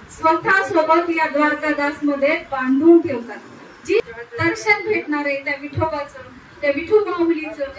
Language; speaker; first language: Marathi; native; Marathi